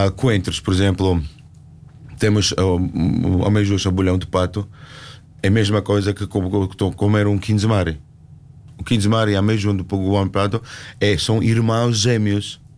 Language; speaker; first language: Portuguese; non-native, fluent; Georgian